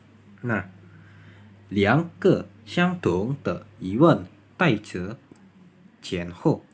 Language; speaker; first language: Chinese; non-native, learner; Indonesian